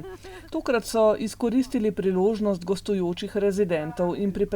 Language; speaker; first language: Slovenian; native; Slovenian